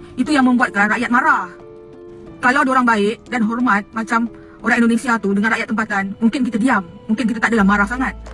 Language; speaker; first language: Malay; native; Malay